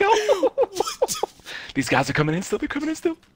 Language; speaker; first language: English; native; English